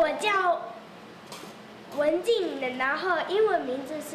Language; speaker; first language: Chinese; early bilingual, heritage; Chinese